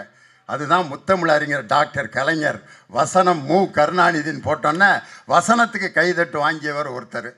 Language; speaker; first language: Tamil; native; Tamil